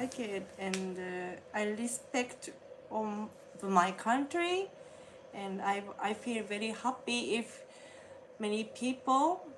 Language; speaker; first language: English; non-native, learner; Japanese